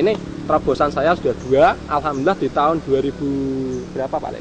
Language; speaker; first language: Indonesian; non-native, local second language; Javanese